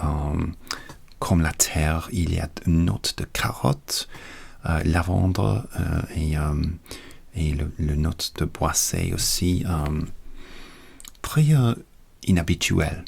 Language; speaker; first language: French; non-native, learner; English